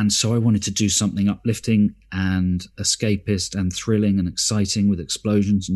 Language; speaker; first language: English; native; English